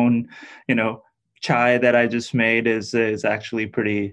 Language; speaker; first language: English; non-native, local second language; Urdu